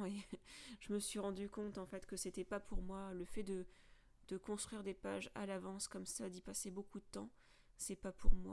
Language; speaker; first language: French; native; French